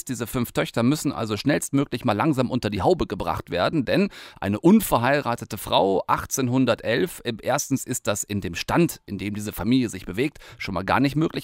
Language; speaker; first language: German; native; German